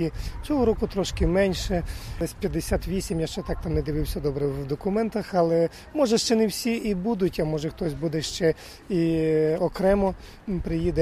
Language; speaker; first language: Ukrainian; native; Ukrainian